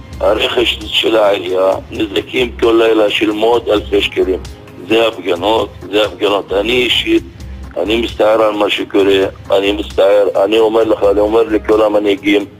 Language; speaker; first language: Hebrew; non-native, local second language; Arabic